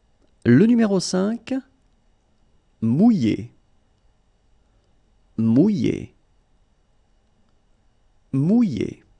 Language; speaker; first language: French; native; French